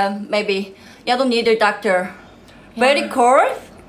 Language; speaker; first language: English; non-native, learner; Korean